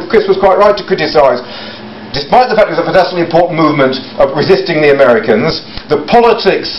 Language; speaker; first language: English; native; English